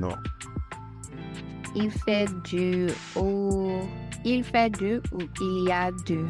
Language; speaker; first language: French; non-native, learner; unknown